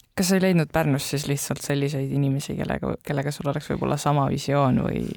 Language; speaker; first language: Estonian; native; Estonian